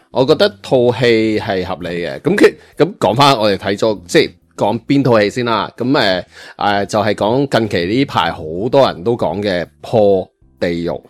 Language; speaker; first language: Cantonese; native; Cantonese